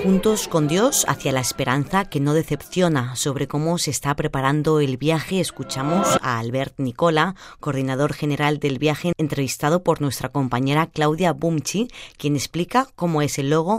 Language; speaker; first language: Spanish; native; Spanish